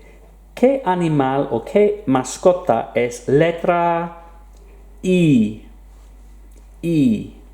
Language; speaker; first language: Spanish; non-native, fluent; English